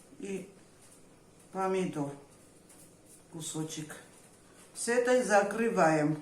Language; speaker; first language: Russian; non-native, fluent; Armenian